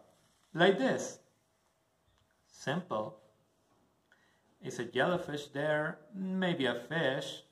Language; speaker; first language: English; non-native, learner; Spanish